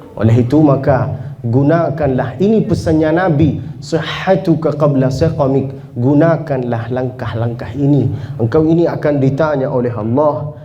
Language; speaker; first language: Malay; non-native, fluent; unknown